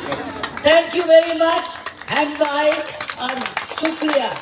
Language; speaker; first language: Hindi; non-native, local second language; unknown